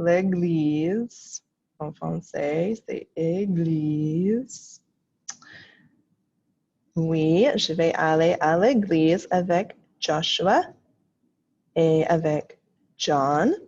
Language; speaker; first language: French; non-native, fluent; English